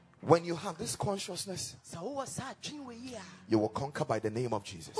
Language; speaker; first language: English; non-native, local second language; Akan